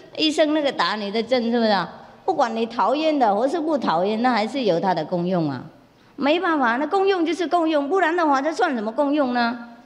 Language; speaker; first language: Chinese; non-native, fluent; Vietnamese